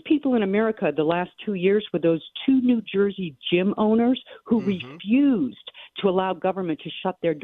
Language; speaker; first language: English; native; English